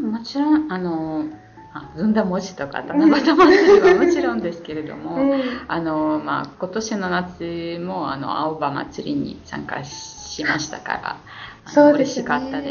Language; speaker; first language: Japanese; non-native, fluent; Ukrainian